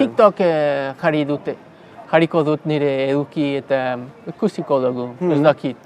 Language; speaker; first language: Basque; non-native, learner; English